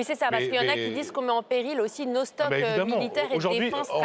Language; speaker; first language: French; native; French